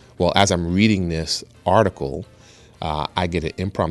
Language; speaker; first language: English; early bilingual, other home language; Spanish